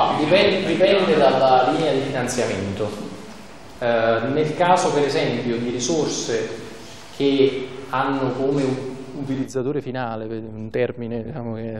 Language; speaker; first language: Italian; native; Italian